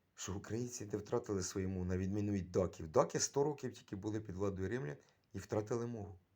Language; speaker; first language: Ukrainian; native; Ukrainian